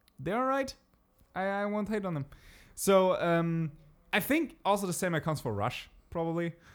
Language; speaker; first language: English; non-native, fluent; German